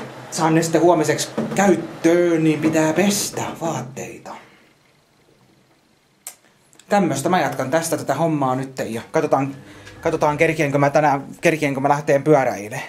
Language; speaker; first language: Finnish; native; Finnish